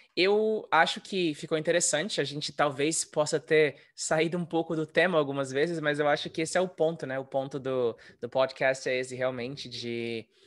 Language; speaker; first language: Portuguese; native; Portuguese